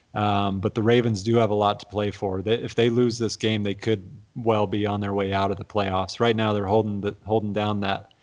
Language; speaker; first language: English; native; English